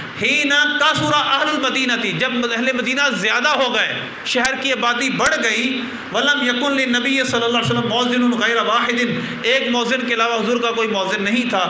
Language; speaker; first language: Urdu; non-native, local second language; Punjabi